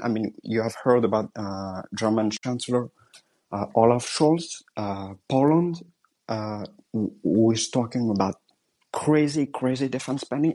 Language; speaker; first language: English; non-native, fluent; French